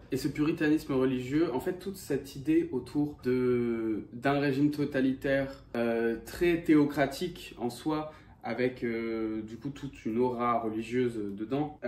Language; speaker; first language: French; native; French